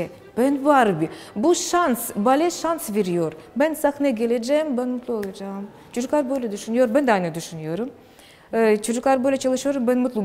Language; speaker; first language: Turkish; non-native, learner; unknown